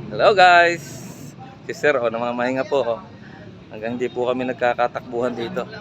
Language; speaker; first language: Filipino; native; Filipino